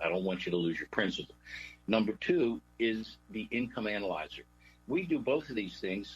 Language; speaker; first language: English; native; English